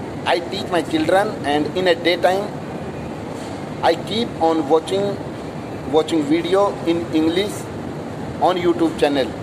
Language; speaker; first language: English; non-native, learner; Hindi